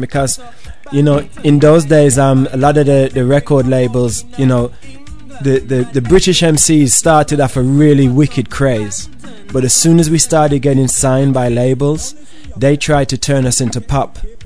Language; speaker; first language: English; native; English